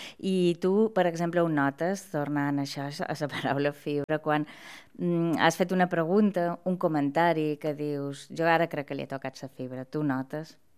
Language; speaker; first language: Catalan; native; Catalan